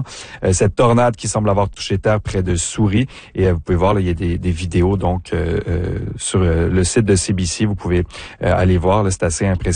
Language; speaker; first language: French; native; French